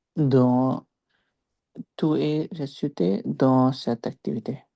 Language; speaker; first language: French; non-native, learner; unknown